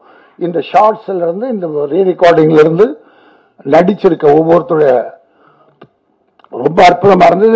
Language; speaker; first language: Tamil; native; Tamil